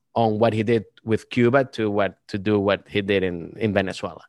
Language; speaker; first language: English; early bilingual, other home language; Spanish